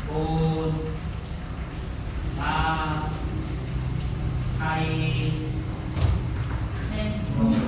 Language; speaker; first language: Vietnamese; non-native, fluent; Hindi